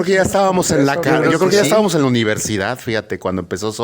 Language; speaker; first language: Spanish; native; Spanish